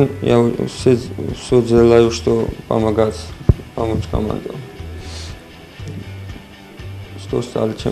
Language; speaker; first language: Russian; non-native, learner; Georgian